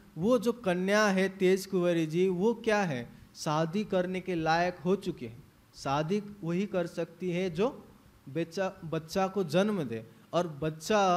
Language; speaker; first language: Hindi; native; Hindi